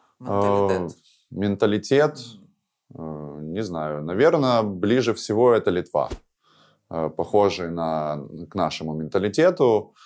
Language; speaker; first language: Russian; native; Russian